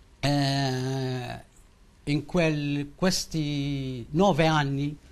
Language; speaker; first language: Italian; non-native, learner; Maltese